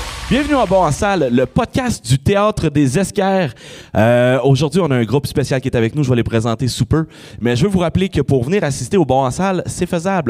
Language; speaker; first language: French; native; French